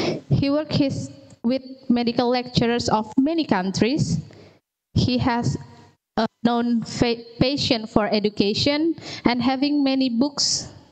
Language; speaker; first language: English; non-native, fluent; Indonesian